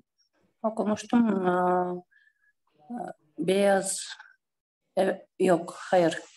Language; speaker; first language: Turkish; non-native, learner; Kyrgyz